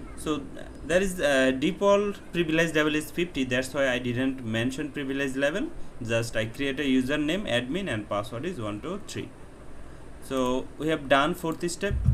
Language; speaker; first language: English; non-native, local second language; Bangla